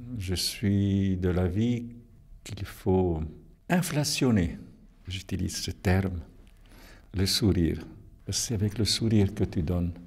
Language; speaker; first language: French; non-native, local second language; Italian